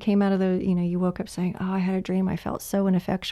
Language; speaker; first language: English; native; English